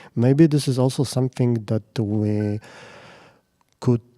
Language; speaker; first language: English; non-native, fluent; Polish